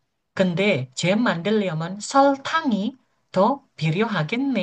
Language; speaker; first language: Korean; non-native, fluent; Indonesian